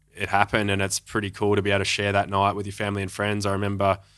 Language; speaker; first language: English; native; English